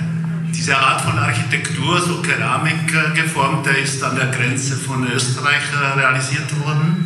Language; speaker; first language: German; non-native, fluent; Czech